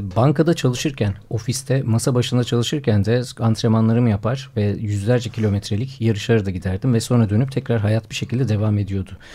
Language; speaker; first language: Turkish; native; Turkish